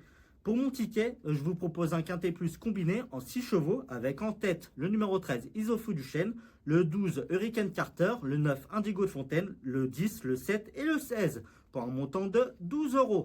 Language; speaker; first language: French; native; French